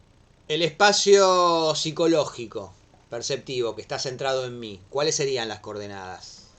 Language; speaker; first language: Spanish; native; Spanish